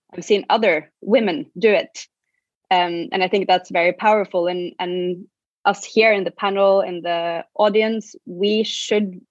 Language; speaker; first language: English; non-native, fluent; Norwegian